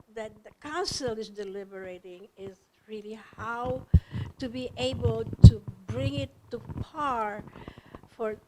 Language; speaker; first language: English; non-native, local second language; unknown